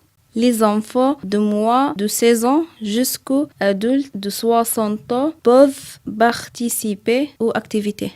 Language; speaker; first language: French; non-native, learner; Arabic